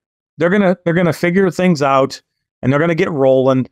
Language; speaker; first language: English; native; English